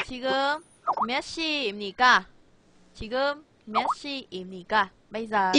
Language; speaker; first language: Korean; non-native, fluent; Vietnamese